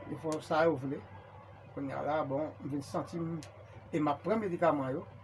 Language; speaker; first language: Haitian Creole; native; Haitian Creole